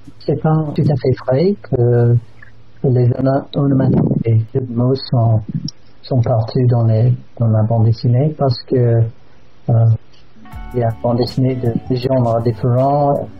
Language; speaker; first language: French; non-native, fluent; English